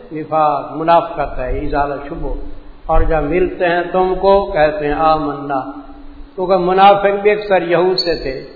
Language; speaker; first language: Urdu; non-native, local second language; Punjabi